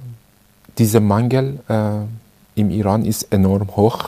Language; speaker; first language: German; non-native, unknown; Persian